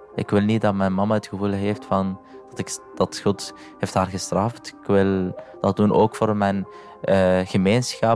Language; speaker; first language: Dutch; non-native, fluent; Arabic